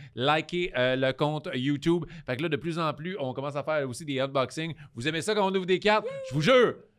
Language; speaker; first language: French; native; French